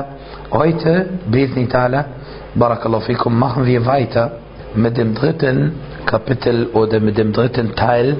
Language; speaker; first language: German; non-native, fluent; Arabic